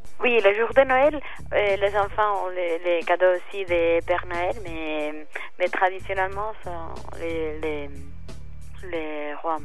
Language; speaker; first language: French; non-native, learner; Spanish